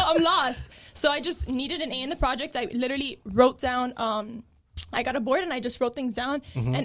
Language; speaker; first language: English; native; English